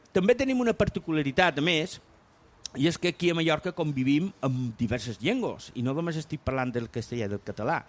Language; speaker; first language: Catalan; non-native, local second language; Spanish